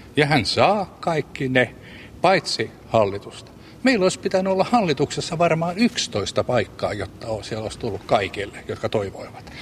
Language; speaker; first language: Finnish; native; Finnish